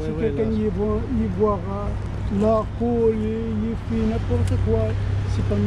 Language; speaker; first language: French; non-native, learner; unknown